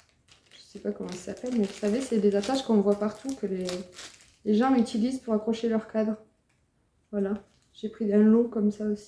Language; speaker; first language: French; native; French